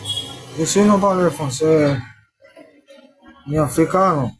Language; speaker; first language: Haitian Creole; early bilingual, heritage; Spanish